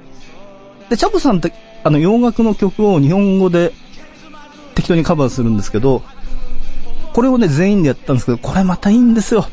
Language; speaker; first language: Japanese; native; Japanese